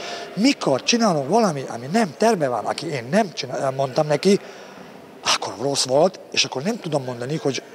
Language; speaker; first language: Hungarian; non-native, learner; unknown